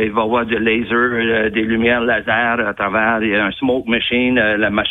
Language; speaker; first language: French; native; French